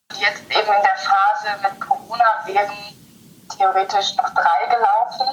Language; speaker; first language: German; native; German